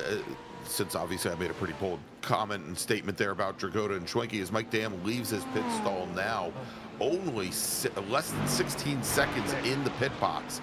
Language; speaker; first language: English; native; English